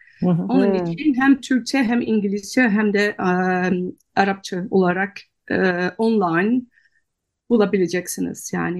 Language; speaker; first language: Turkish; non-native, fluent; Dutch